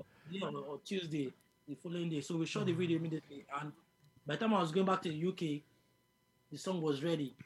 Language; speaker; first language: English; non-native, local second language; Yoruba